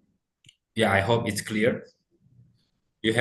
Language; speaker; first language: English; non-native, fluent; Indonesian